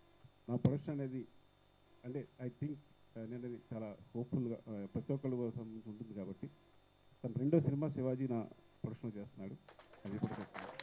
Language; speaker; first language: Telugu; native; Telugu